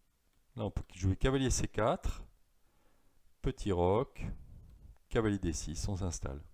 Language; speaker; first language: French; native; French